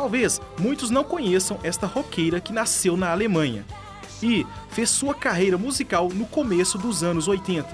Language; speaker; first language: Portuguese; native; Portuguese